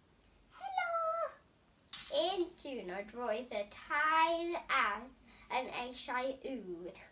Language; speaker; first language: Welsh; non-native, learner; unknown